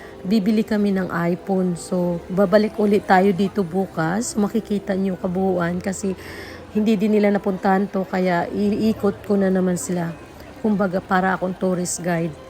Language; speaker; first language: Filipino; native; Filipino